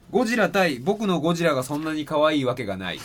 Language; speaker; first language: Japanese; native; Japanese